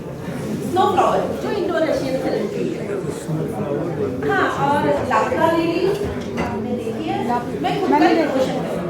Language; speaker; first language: Hindi; non-native, local second language; Marathi